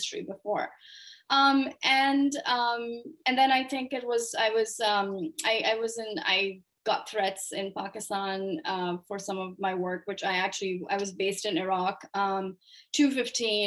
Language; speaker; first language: English; non-native, local second language; Urdu